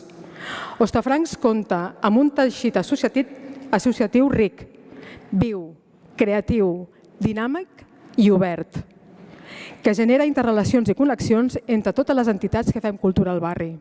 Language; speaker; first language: Catalan; native; Catalan